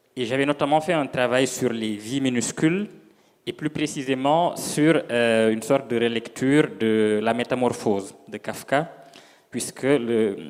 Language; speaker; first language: French; non-native, local second language; Serer